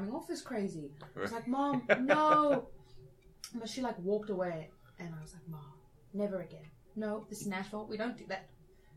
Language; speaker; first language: English; native; English